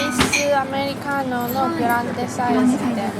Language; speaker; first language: Japanese; non-native, learner; Korean